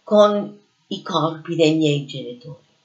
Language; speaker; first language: Italian; non-native, fluent; English